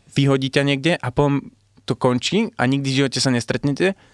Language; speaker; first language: Slovak; early bilingual, heritage; Arabic